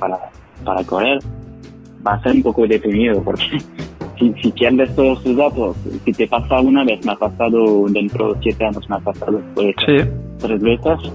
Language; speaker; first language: Spanish; non-native, fluent; French